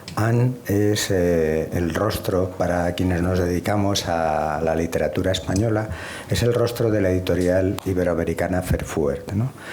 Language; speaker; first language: Spanish; native; Spanish